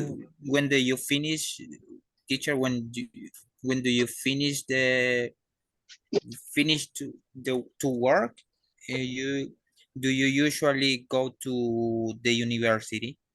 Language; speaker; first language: English; non-native, learner; Spanish